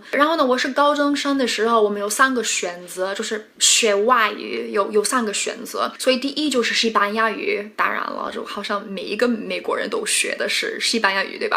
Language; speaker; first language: Chinese; non-native, fluent; English